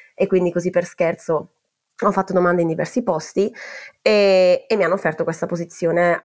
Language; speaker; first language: Italian; native; Italian